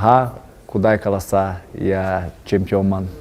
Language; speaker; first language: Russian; non-native, learner; Portuguese